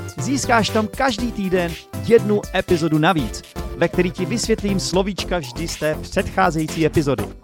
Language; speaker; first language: Czech; native; Czech